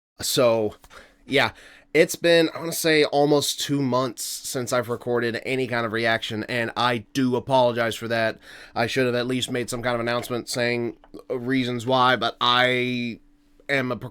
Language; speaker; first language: English; native; English